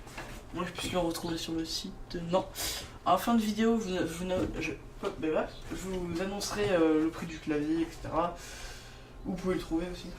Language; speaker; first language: French; native; French